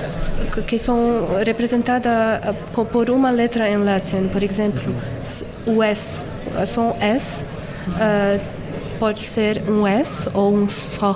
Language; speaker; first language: Portuguese; non-native, fluent; Arabic